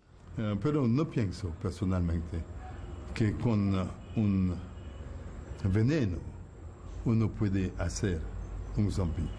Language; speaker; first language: Spanish; non-native, fluent; Haitian Creole